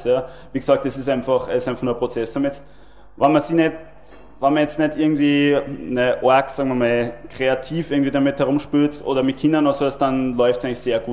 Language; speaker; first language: German; native; German